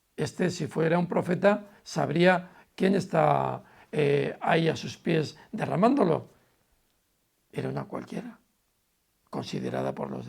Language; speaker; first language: Spanish; native; Spanish